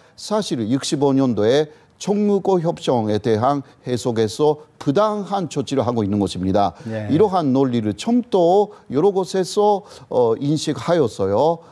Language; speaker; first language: Korean; non-native, fluent; Japanese